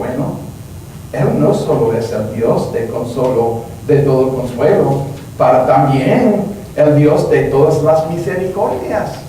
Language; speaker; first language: Spanish; non-native, learner; English